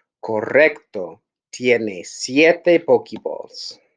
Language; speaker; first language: Spanish; non-native, fluent; English